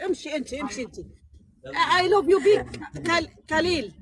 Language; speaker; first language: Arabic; non-native, learner; Pashto